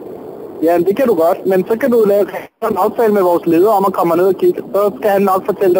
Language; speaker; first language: Danish; native; Danish